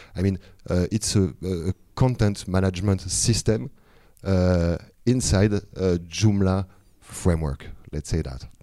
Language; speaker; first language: English; non-native, fluent; French